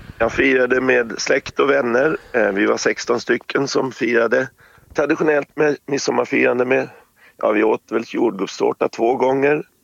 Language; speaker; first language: Swedish; native; Swedish